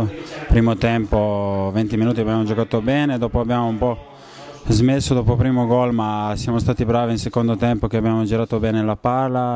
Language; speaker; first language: Italian; non-native, fluent; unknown